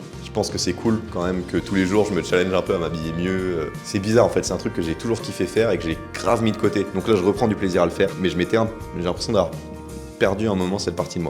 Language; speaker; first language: French; native; French